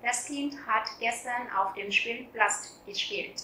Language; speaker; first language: German; non-native, fluent; Vietnamese